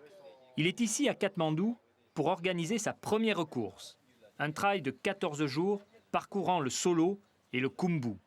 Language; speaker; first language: French; native; French